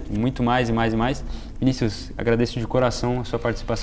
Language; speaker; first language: Portuguese; native; Portuguese